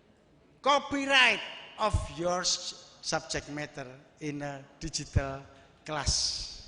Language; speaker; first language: English; non-native, learner; Indonesian